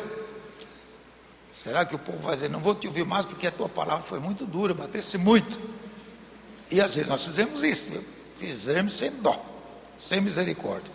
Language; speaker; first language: Portuguese; native; Portuguese